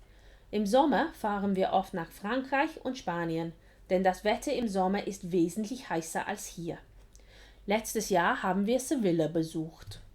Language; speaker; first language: German; non-native, fluent; English